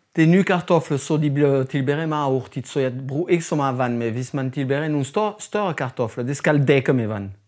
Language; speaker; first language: Danish; non-native, fluent; French